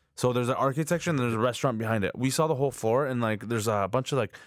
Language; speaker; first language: English; native; English